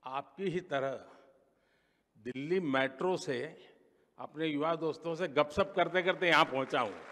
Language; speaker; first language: Hindi; non-native, local second language; Gujarati